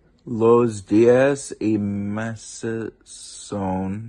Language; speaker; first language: Spanish; non-native, learner; English